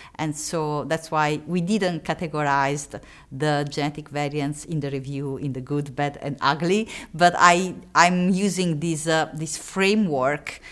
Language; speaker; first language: English; non-native, fluent; Italian